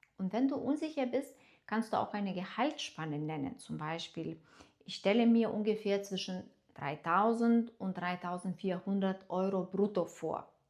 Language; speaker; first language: German; non-native, fluent; Lithuanian